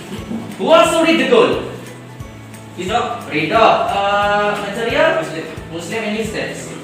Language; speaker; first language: English; non-native, learner; Indonesian